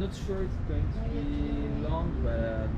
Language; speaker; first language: English; non-native, fluent; French